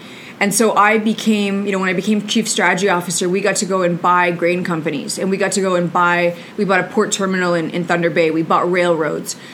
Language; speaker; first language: English; native; English